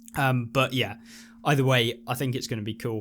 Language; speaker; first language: English; native; English